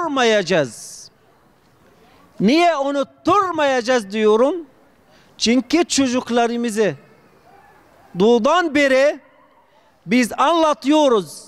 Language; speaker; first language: Turkish; non-native, fluent; Arabic